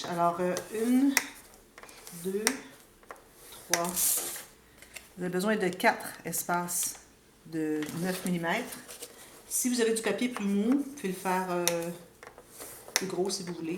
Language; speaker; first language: French; native; French